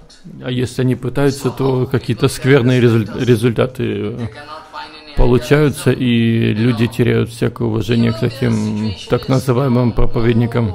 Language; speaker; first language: Russian; native; Russian